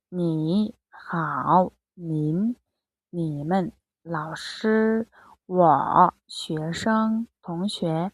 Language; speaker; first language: Chinese; non-native, fluent; Mongolian